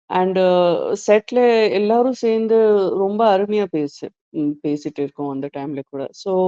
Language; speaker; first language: Tamil; non-native, learner; Gujarati